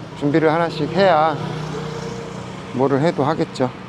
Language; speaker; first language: Korean; native; Korean